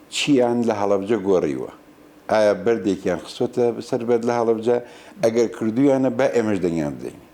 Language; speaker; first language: Central Kurdish; non-native, local second language; Gurani